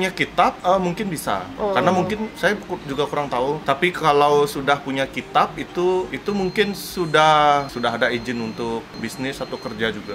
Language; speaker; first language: Indonesian; non-native, local second language; Balinese